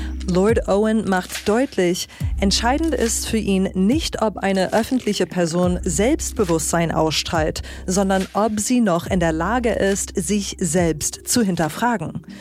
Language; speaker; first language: German; native; German